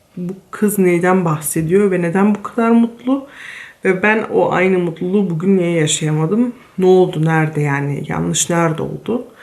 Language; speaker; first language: Turkish; early bilingual, other home language; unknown